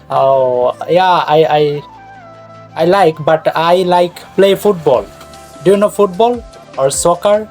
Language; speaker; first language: English; non-native, fluent; Bangla